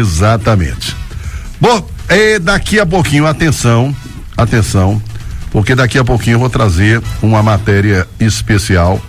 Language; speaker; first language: Portuguese; native; Portuguese